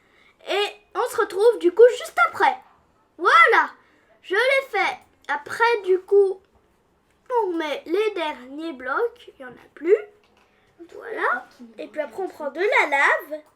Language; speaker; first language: French; native; French